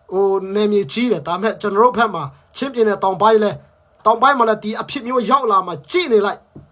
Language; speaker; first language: Burmese; non-native, local second language; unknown